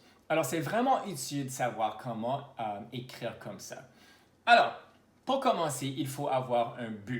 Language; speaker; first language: French; non-native, local second language; English